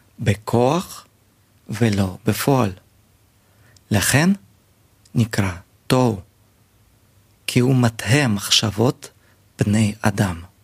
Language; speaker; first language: Hebrew; native; Hebrew